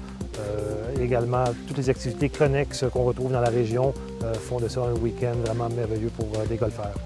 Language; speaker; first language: French; native; French